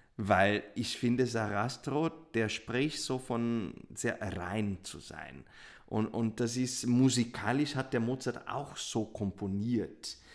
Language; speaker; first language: German; non-native, fluent; Portuguese